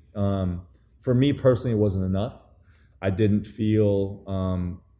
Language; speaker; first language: English; early bilingual, other home language; Chinese